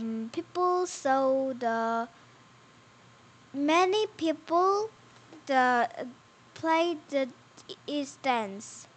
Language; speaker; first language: English; non-native, learner; Korean